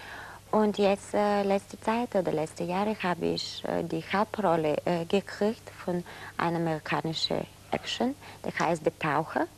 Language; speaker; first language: German; non-native, fluent; Bulgarian